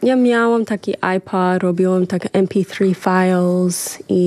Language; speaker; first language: Polish; early bilingual, heritage; English